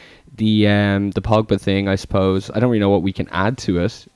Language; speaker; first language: English; native; English